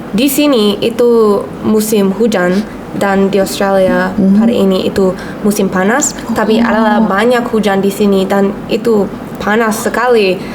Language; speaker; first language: Indonesian; non-native, learner; English